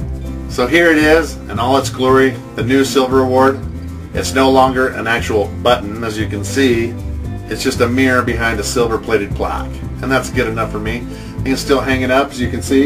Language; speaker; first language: English; native; English